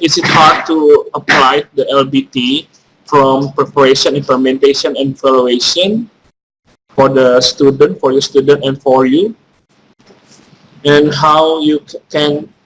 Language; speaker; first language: English; non-native, fluent; Indonesian